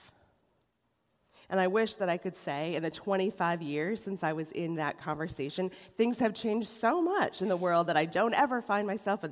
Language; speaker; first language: English; native; English